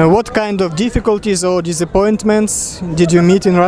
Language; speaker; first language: English; non-native, fluent; Russian